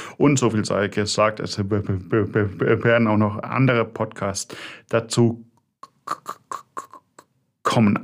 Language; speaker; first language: German; native; German